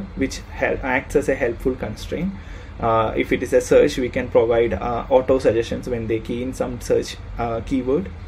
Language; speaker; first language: English; non-native, local second language; Malayalam